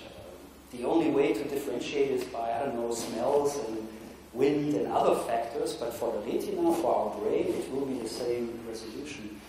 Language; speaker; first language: English; non-native, fluent; German